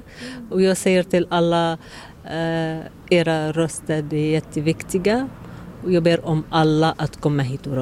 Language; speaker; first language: Swedish; non-native, learner; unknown